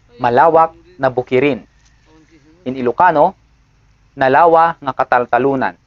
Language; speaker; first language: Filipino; non-native, local second language; Iloko